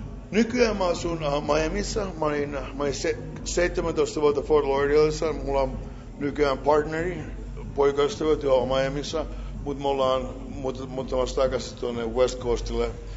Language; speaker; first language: Finnish; native; Finnish